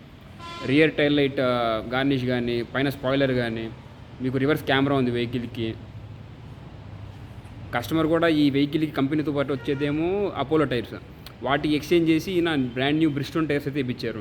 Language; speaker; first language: Telugu; native; Telugu